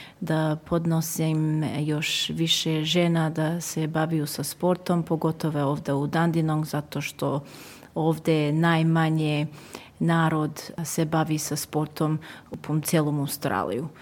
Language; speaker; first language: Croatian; early bilingual, heritage; Serbian